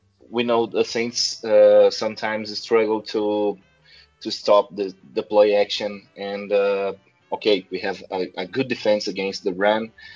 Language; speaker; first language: English; non-native, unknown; Portuguese